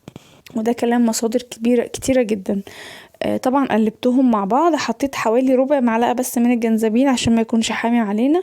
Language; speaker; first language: Arabic; native; Arabic